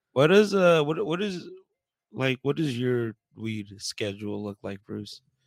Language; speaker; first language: English; early bilingual, other home language; Spanish